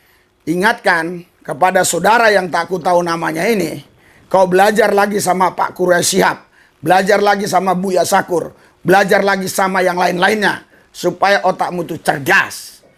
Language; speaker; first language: Indonesian; native; Indonesian